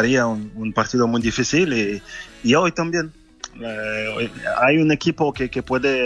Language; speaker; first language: Spanish; non-native, fluent; French